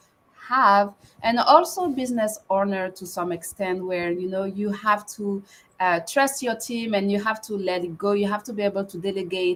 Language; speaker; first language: English; non-native, fluent; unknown